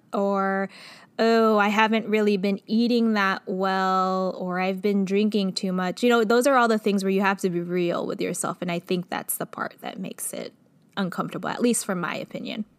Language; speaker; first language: English; native; English